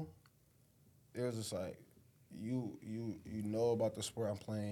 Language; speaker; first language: English; native; English